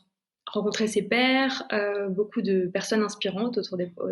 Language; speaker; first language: French; native; French